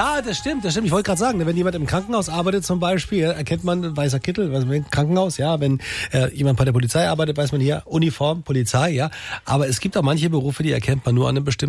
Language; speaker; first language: German; native; German